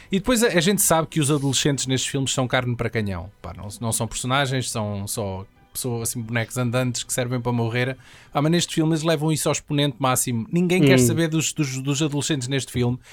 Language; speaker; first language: Portuguese; native; Portuguese